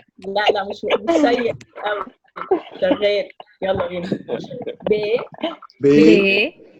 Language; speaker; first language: Arabic; native; Arabic